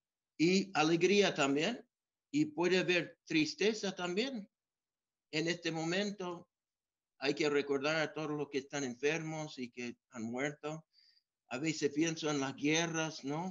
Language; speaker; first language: Spanish; non-native, fluent; English